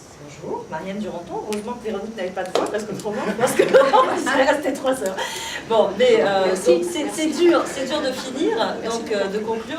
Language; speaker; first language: French; native; French